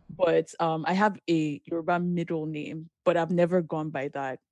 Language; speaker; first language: English; non-native, local second language; Yoruba